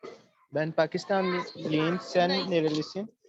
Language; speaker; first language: Turkish; non-native, learner; Urdu